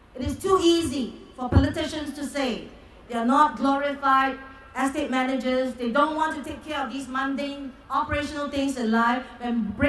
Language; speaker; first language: English; non-native, local second language; Chinese